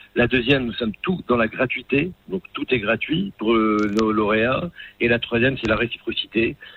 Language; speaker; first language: French; non-native, local second language; Arabic